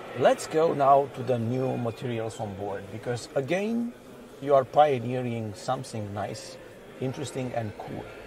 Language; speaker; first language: English; non-native, fluent; Romanian